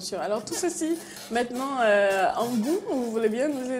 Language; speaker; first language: French; non-native, local second language; Fon